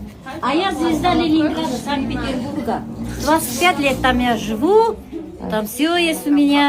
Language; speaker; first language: Russian; non-native, fluent; Tajik